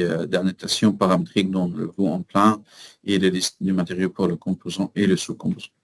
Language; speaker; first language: French; non-native, learner; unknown